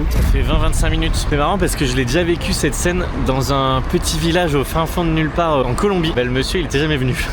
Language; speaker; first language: French; native; French